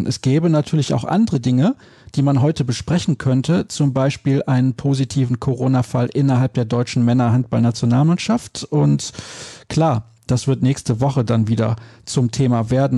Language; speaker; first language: German; native; German